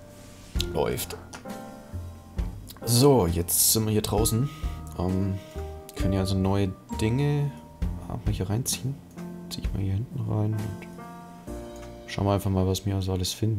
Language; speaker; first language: German; native; German